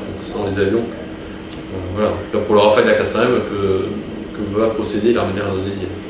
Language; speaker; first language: French; native; French